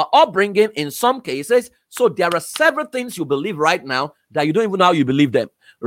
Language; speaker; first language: English; non-native, local second language; Yoruba